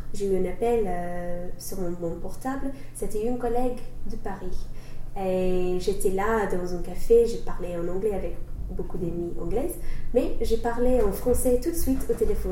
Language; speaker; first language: French; non-native, learner; English